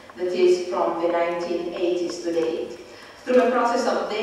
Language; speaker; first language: English; non-native, fluent; Italian